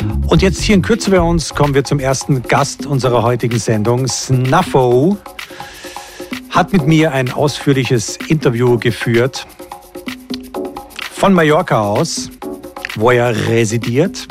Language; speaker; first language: German; native; German